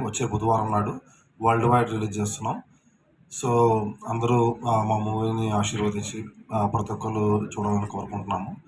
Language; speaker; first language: Telugu; native; Telugu